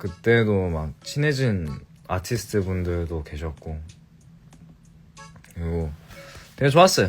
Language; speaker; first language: Korean; early bilingual, heritage; English